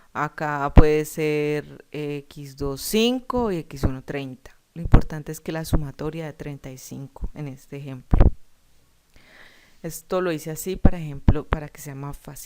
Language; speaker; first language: Spanish; native; Spanish